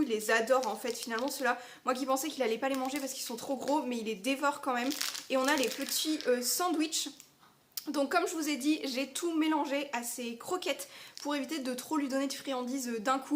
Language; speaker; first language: French; native; French